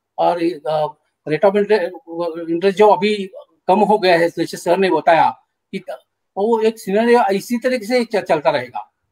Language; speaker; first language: Hindi; non-native, local second language; Marathi